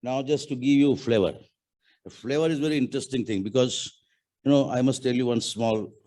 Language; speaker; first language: English; non-native, local second language; Marathi